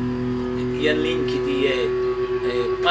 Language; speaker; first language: French; non-native, fluent; English